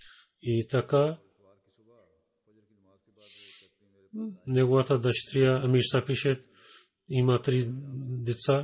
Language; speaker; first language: Bulgarian; non-native, learner; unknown